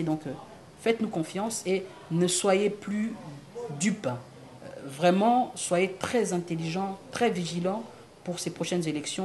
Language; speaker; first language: French; non-native, local second language; Lingala